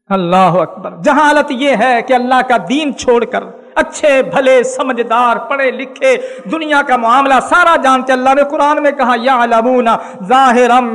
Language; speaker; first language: Urdu; non-native, local second language; Punjabi